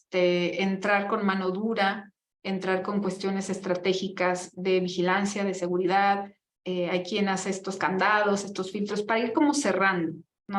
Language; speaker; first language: Spanish; native; Spanish